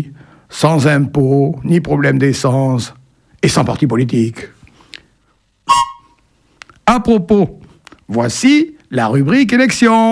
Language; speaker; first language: French; native; French